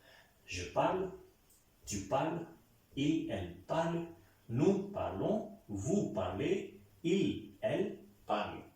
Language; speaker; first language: French; non-native, fluent; Hindi